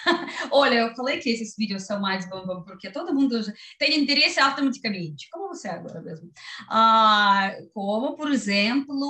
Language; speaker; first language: Portuguese; non-native, learner; Russian